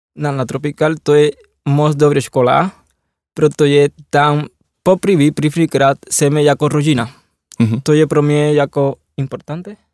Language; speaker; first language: Czech; non-native, learner; Spanish